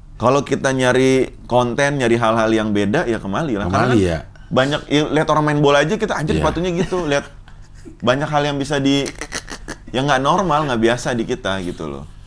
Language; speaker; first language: Indonesian; early bilingual, other home language; Fula